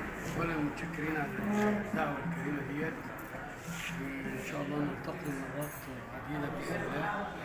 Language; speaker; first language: Arabic; native; Arabic